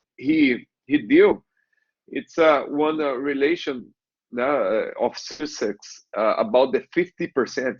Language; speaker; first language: English; non-native, learner; Portuguese